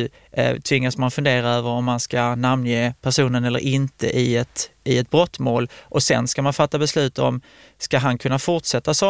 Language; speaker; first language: Swedish; native; Swedish